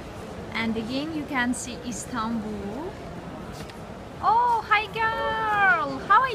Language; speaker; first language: English; non-native, learner; Russian